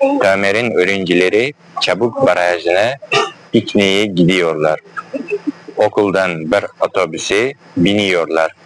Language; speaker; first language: Turkish; non-native, fluent; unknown